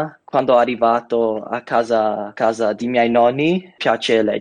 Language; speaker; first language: Italian; non-native, learner; English